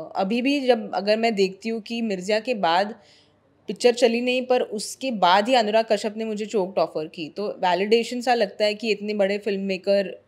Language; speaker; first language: Hindi; non-native, local second language; Marathi